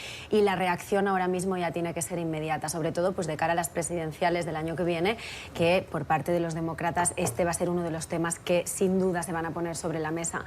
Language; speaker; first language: Spanish; native; Spanish